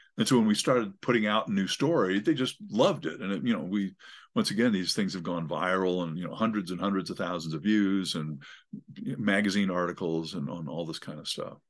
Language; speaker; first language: English; native; English